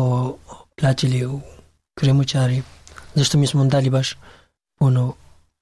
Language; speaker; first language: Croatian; non-native, learner; Pashto